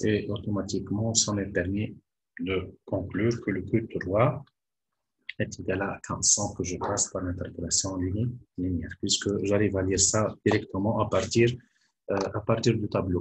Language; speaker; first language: French; non-native, local second language; Arabic